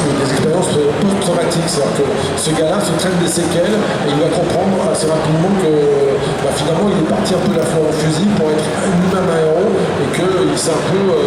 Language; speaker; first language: French; native; French